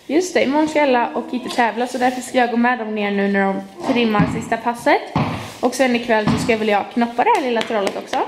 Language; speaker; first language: Swedish; native; Swedish